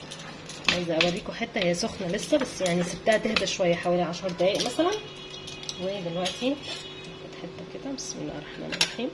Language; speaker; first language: Arabic; native; Arabic